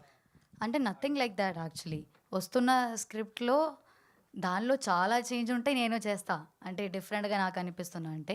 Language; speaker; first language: Telugu; non-native, fluent; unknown